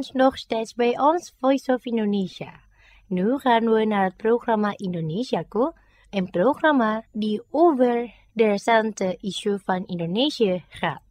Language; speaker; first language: Dutch; non-native, fluent; Indonesian